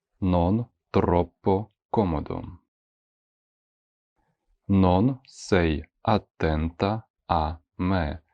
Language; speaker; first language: Italian; non-native, fluent; Ukrainian